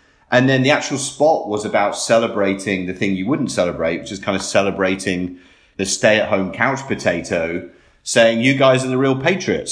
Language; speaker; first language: English; native; English